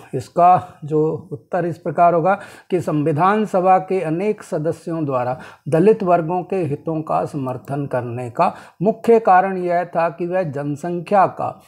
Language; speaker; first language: Hindi; native; Hindi